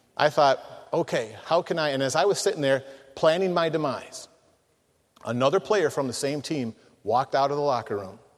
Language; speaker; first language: English; native; English